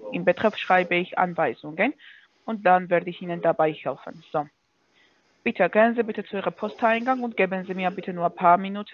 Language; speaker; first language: German; non-native, fluent; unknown